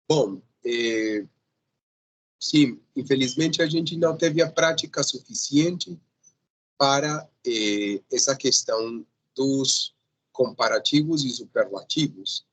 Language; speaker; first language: Portuguese; non-native, fluent; Spanish